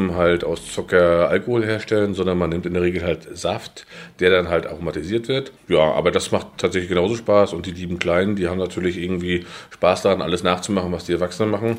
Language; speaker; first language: German; native; German